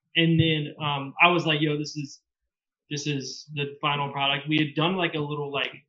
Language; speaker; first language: English; native; English